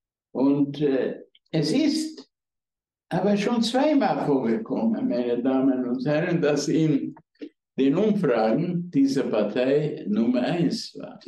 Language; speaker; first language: German; non-native, fluent; Hungarian